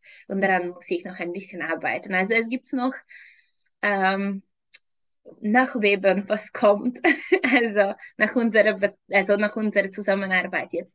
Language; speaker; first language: German; non-native, fluent; Hungarian